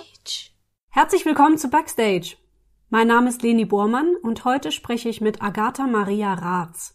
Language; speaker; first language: German; native; German